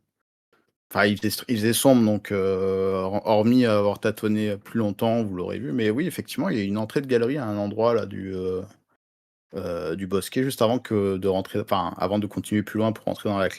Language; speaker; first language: French; native; French